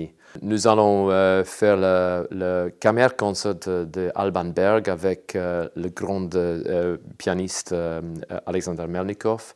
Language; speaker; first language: French; non-native, learner; English